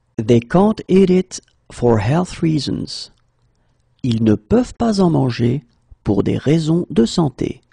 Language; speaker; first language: French; native; French